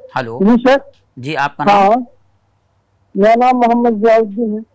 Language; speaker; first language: Hindi; native; Hindi